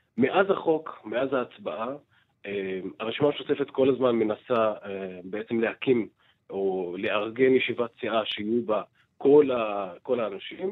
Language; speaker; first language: Hebrew; non-native, local second language; Arabic